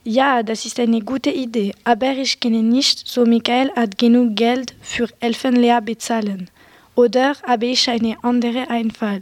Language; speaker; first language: German; non-native, learner; French